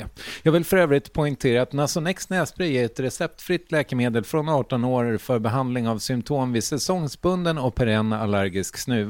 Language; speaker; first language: Swedish; native; Swedish